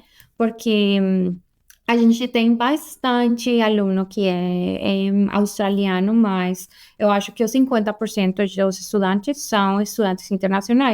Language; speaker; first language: Portuguese; non-native, fluent; Spanish